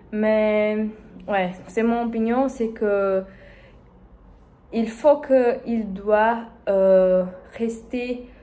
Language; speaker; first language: French; non-native, learner; Spanish